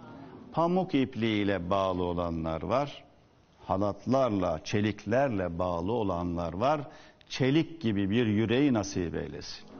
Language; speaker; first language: Turkish; native; Turkish